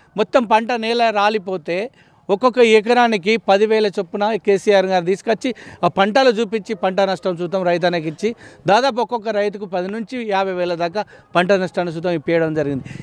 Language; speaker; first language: Telugu; native; Telugu